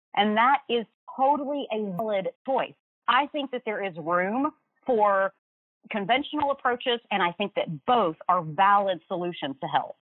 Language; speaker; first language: English; native; English